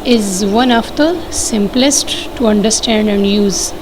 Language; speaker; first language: English; non-native, local second language; Urdu